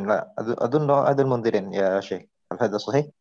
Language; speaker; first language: Arabic; non-native, fluent; Indonesian